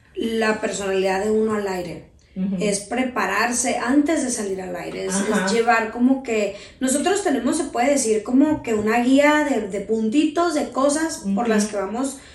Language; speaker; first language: Spanish; native; Spanish